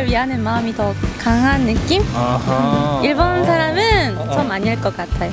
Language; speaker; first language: Korean; early bilingual, heritage; Japanese